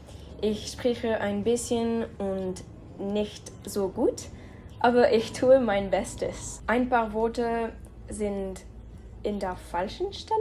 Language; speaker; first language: German; non-native, learner; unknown